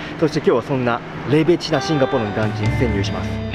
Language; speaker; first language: Japanese; native; Japanese